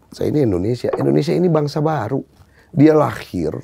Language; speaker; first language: Indonesian; native; Indonesian